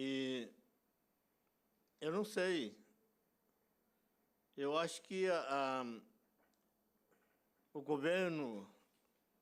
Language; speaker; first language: Portuguese; non-native, local second language; Yanomámi